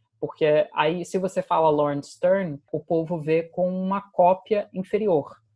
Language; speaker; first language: Portuguese; non-native, fluent; English